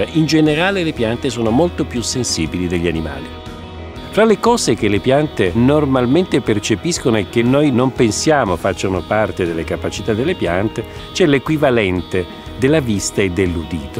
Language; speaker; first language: Italian; native; Italian